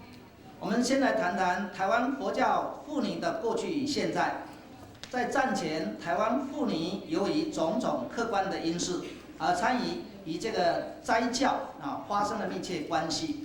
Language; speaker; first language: Chinese; native; Chinese